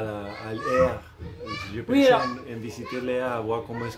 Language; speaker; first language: French; non-native, learner; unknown